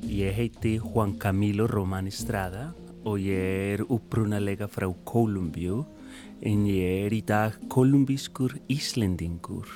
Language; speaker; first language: Icelandic; non-native, fluent; Spanish